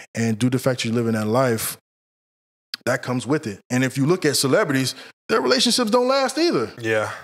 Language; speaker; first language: English; native; English